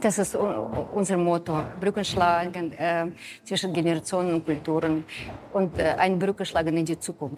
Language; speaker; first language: German; non-native, fluent; Russian